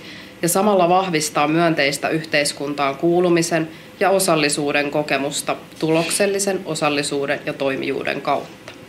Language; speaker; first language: Finnish; native; Finnish